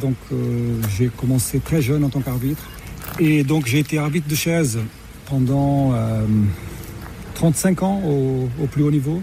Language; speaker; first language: French; non-native, fluent; Portuguese